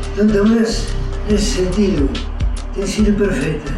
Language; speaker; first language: Portuguese; native; Portuguese